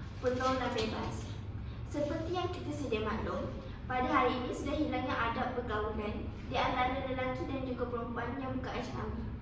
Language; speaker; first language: Malay; native; Malay